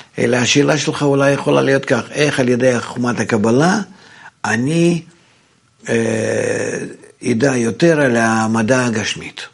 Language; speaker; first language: Hebrew; non-native, fluent; Russian